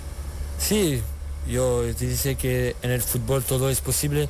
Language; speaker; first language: Spanish; non-native, learner; French